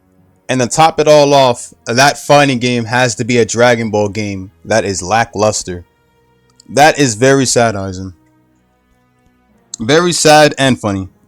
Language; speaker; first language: English; native; English